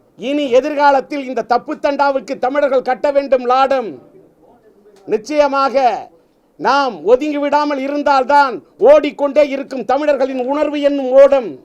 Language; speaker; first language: Tamil; native; Tamil